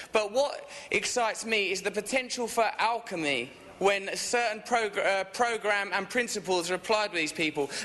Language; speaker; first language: English; native; English